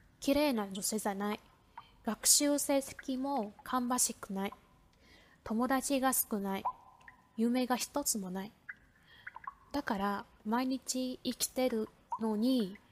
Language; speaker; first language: Japanese; non-native, fluent; Vietnamese